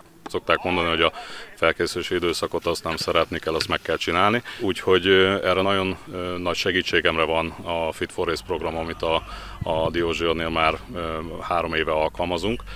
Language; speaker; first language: Hungarian; native; Hungarian